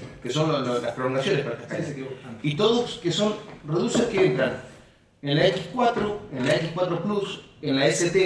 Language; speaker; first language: Spanish; native; Spanish